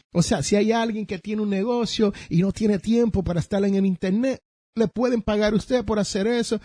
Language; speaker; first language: Spanish; early bilingual, heritage; Spanish